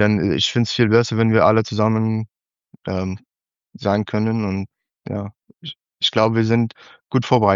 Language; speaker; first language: German; non-native, learner; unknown